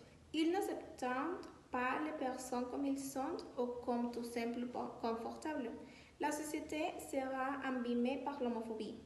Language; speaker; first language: French; non-native, learner; Spanish